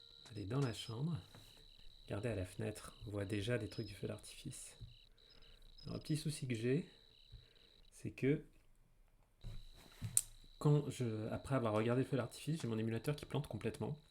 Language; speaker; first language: French; native; French